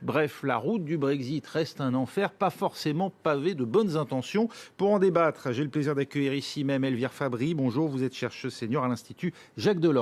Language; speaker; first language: French; native; French